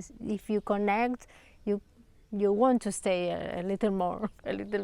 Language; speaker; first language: English; non-native, learner; Spanish